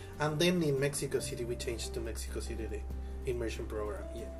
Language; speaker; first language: English; non-native, fluent; Spanish